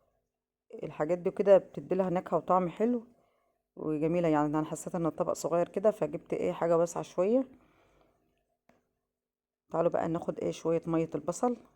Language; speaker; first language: Arabic; native; Arabic